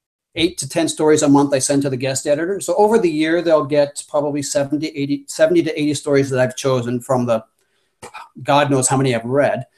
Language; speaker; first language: English; native; English